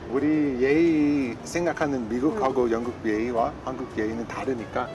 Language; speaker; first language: Korean; non-native, fluent; English